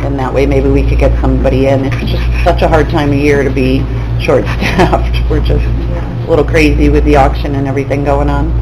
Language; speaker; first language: English; native; English